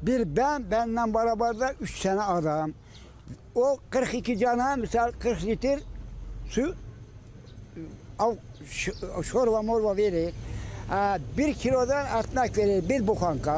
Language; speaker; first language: Turkish; native; Turkish